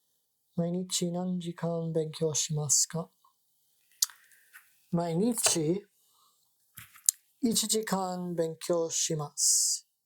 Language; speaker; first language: Japanese; non-native, learner; English